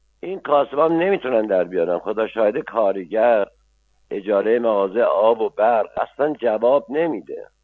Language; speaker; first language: Persian; non-native, local second language; Azerbaijani